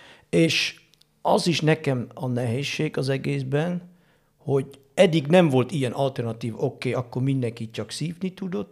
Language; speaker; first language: Hungarian; non-native, fluent; Dutch